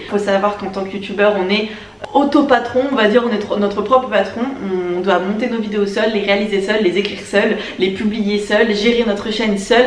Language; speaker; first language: French; native; French